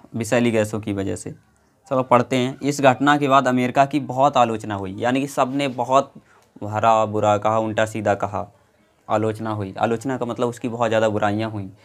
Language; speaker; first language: Hindi; native; Hindi